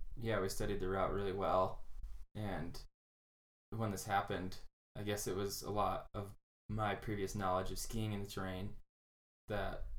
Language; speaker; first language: English; native; English